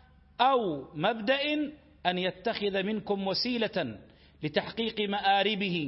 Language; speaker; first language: Arabic; native; Arabic